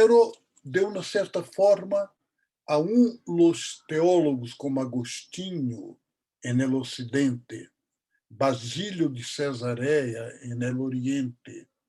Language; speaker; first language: Spanish; non-native, learner; Portuguese